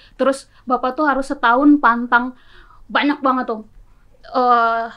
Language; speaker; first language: Indonesian; native; Indonesian